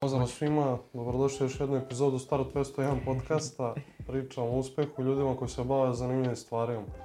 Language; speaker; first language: Serbian; native; Serbian